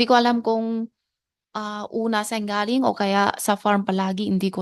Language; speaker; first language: Filipino; non-native, learner; Chinese